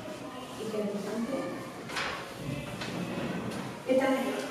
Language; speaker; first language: Basque; non-native, local second language; Spanish